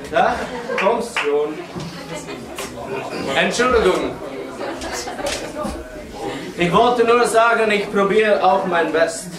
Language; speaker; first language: German; non-native, learner; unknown